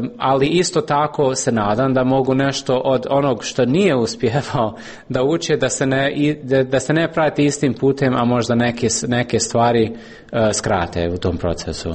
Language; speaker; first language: Croatian; non-native, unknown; English